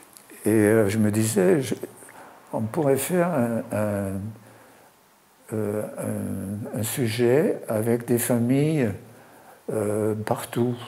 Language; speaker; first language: French; non-native, fluent; German